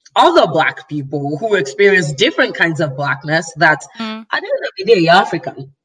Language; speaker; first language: English; non-native, local second language; Yoruba